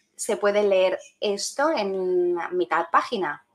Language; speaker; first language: Spanish; non-native, fluent; French